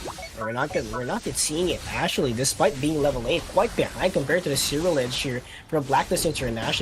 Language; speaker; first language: English; non-native, local second language; Filipino